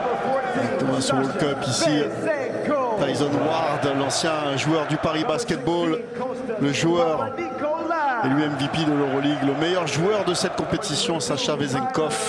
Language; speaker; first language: French; native; French